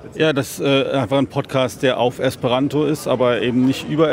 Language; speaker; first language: German; native; German